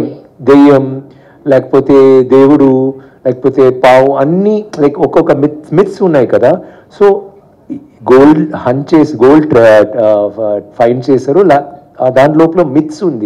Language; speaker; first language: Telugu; non-native, fluent; Tamil